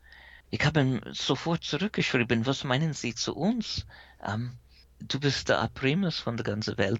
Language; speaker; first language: German; early bilingual, heritage; English